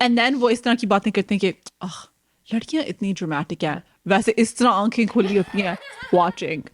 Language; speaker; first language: Urdu; early bilingual, heritage; Urdu